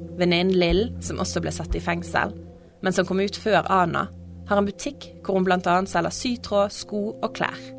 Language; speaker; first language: Norwegian; native; Norwegian